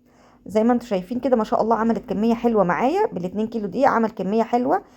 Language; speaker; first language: Arabic; native; Arabic